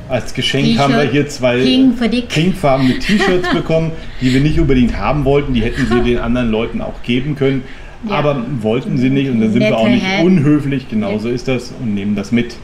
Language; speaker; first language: German; native; German